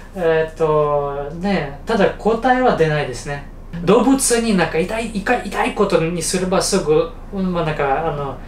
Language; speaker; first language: Japanese; non-native, fluent; Russian